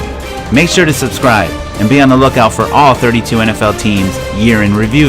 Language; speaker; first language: English; native; English